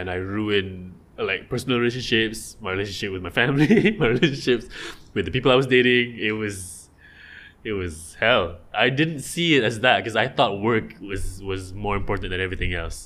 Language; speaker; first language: English; non-native, local second language; Malay